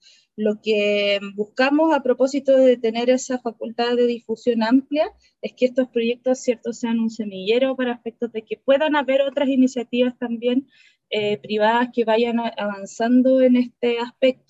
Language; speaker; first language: Spanish; native; Spanish